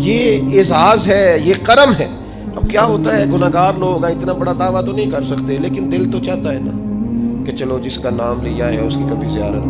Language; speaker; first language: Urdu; non-native, local second language; Punjabi